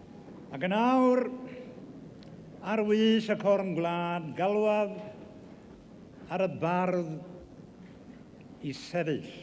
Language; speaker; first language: Welsh; native; Welsh